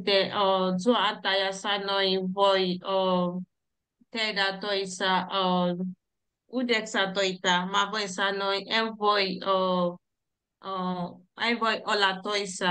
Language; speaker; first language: Finnish; non-native, learner; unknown